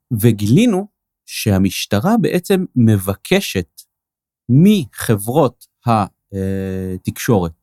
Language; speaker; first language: Hebrew; native; Hebrew